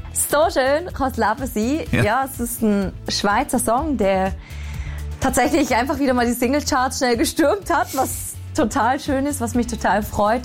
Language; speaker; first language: German; native; German